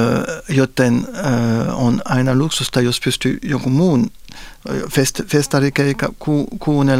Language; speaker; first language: Finnish; non-native, fluent; French